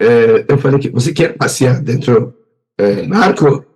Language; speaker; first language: Portuguese; non-native, learner; Persian